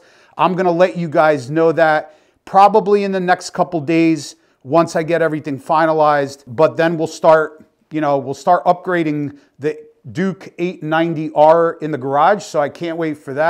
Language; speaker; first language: English; native; English